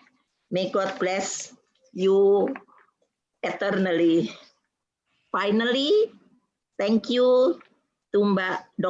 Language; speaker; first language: English; non-native, fluent; Indonesian